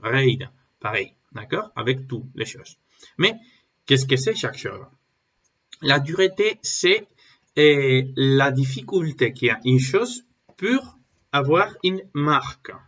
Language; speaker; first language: French; non-native, learner; Spanish